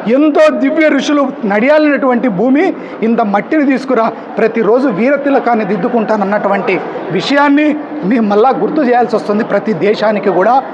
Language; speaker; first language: Telugu; native; Telugu